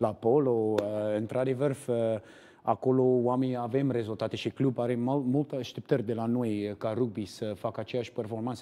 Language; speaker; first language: Romanian; non-native, learner; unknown